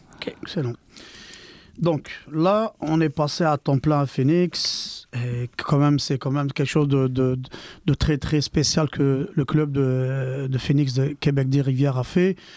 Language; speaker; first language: French; non-native, local second language; Arabic